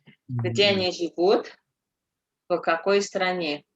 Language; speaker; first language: Russian; non-native, fluent; Indonesian